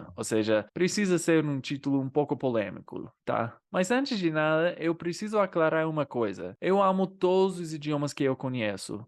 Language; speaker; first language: Portuguese; non-native, fluent; English